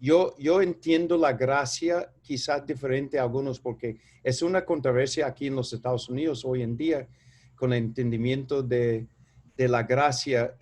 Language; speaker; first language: Spanish; non-native, fluent; English